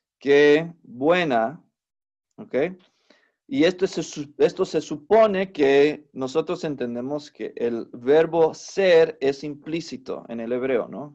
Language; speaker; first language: Spanish; non-native, fluent; English